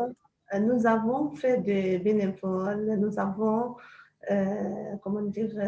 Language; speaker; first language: French; non-native, local second language; Arabic